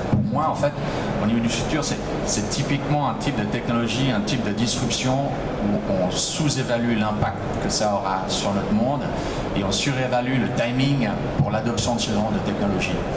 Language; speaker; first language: French; native; French